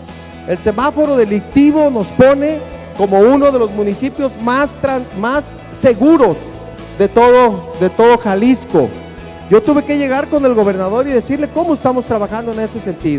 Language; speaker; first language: Spanish; native; Spanish